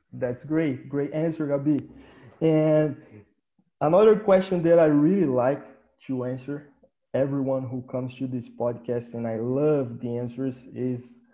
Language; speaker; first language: English; non-native, fluent; Portuguese